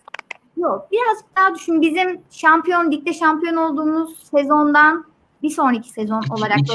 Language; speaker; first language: Turkish; native; Turkish